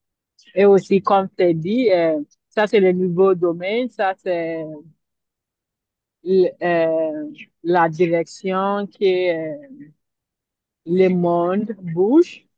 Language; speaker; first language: French; non-native, learner; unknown